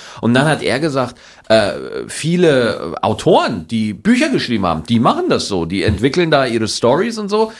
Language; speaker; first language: German; native; German